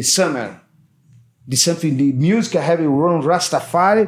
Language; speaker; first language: English; non-native, learner; Portuguese